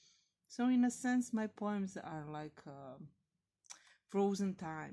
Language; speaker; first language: English; non-native, fluent; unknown